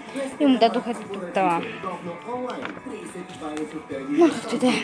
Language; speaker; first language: Bulgarian; early bilingual, heritage; Bulgarian